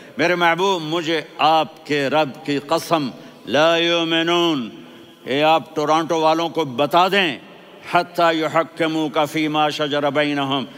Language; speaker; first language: Urdu; non-native, local second language; Punjabi